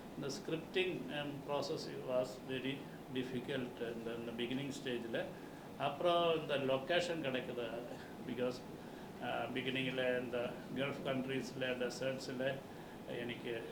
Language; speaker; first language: Tamil; non-native, learner; Malayalam